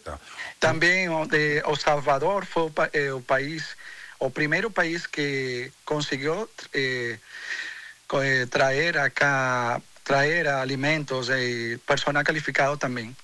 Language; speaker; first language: Portuguese; non-native, fluent; Spanish